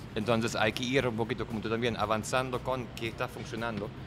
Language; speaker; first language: Spanish; non-native, fluent; German